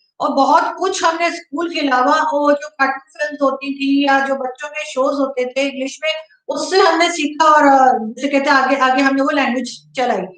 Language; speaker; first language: Urdu; native; Urdu